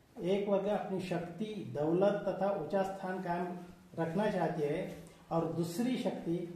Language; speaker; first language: Hindi; non-native, local second language; Marathi